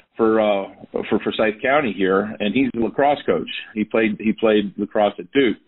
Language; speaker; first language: English; native; English